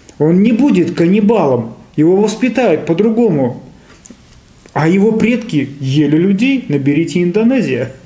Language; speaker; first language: Russian; native; Russian